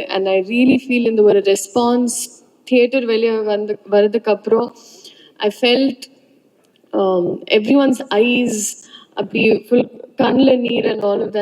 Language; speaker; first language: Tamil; non-native, learner; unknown